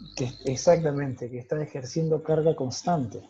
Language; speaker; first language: Spanish; native; Spanish